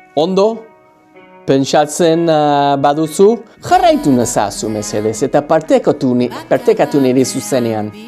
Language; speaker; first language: Basque; non-native, learner; English